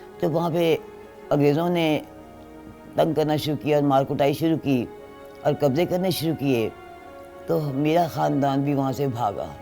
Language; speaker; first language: Urdu; native; Urdu